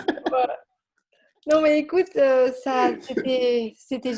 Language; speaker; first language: French; non-native, learner; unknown